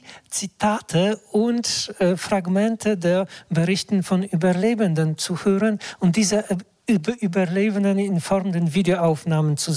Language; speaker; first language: German; non-native, fluent; Polish